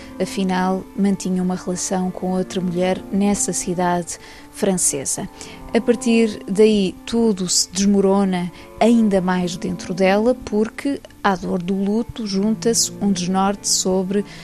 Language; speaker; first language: Portuguese; native; Portuguese